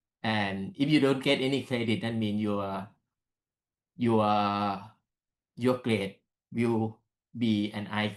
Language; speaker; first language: English; non-native, learner; Thai